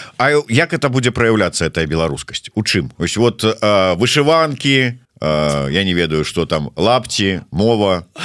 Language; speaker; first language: Belarusian; non-native, local second language; Russian